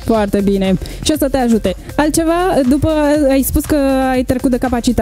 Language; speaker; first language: Romanian; native; Romanian